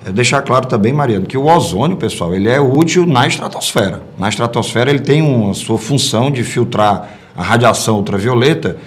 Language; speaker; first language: Portuguese; native; Portuguese